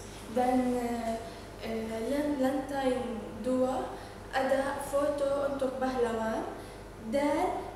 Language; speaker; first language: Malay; non-native, learner; Arabic